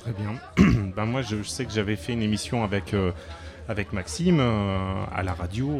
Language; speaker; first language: French; native; French